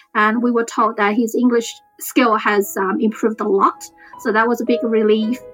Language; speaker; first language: English; non-native, fluent; Chinese